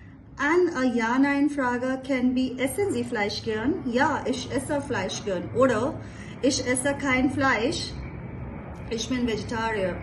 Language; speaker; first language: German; non-native, fluent; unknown